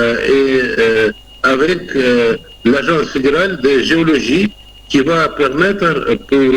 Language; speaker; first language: French; non-native, fluent; Russian